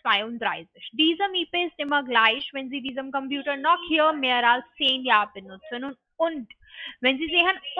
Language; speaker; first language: German; non-native, learner; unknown